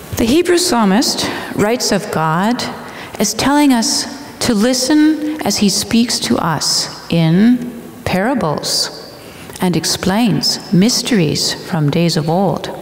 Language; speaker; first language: English; native; English